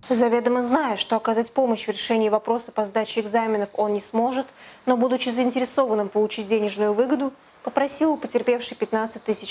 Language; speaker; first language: Russian; native; Russian